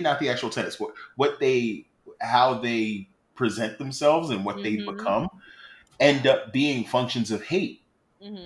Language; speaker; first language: English; native; English